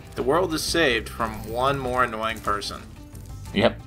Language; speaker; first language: English; native; English